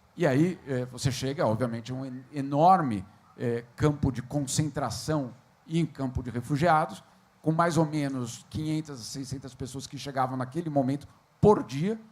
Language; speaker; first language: Portuguese; native; Portuguese